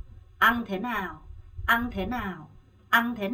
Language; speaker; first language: Vietnamese; non-native, fluent; Korean